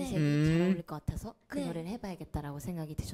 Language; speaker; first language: Korean; native; Korean